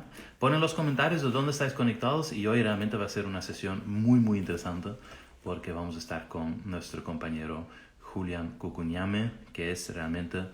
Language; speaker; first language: Spanish; non-native, fluent; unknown